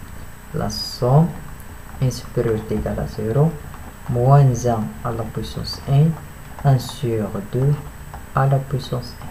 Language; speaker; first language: Arabic; native; Arabic